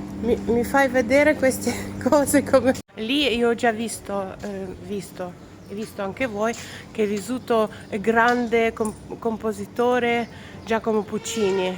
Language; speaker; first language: Italian; non-native, learner; Ukrainian